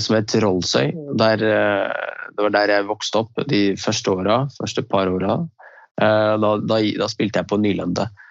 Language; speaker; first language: Norwegian; early bilingual, other home language; Riffian